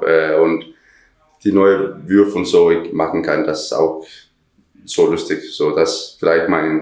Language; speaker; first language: German; non-native, learner; Danish